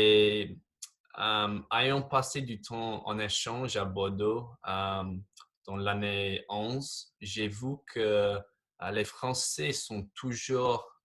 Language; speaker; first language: French; non-native, fluent; English